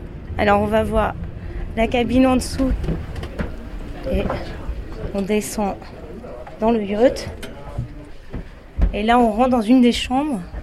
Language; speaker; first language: French; native; French